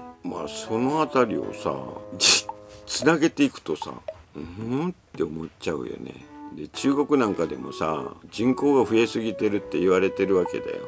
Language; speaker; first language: Japanese; native; Japanese